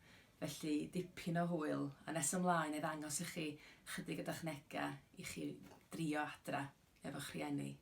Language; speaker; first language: Welsh; native; Welsh